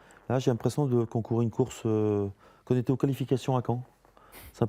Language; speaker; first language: French; native; French